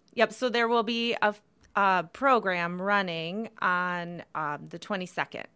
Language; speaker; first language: English; native; English